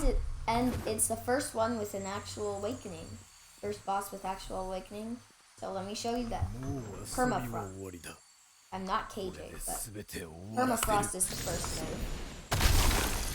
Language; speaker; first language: English; native; English